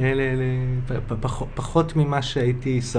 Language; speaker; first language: Hebrew; native; Hebrew